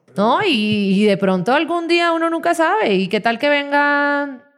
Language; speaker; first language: Spanish; native; Spanish